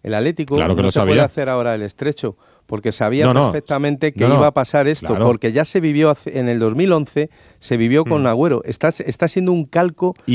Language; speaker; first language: Spanish; native; Spanish